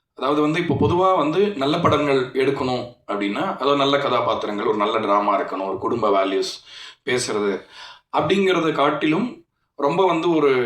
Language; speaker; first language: Tamil; native; Tamil